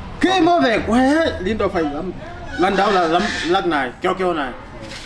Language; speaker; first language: Vietnamese; non-native, learner; Portuguese